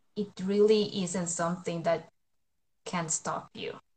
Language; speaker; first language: English; non-native, fluent; Spanish